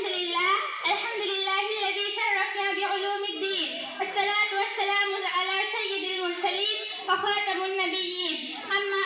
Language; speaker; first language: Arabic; non-native, learner; Bangla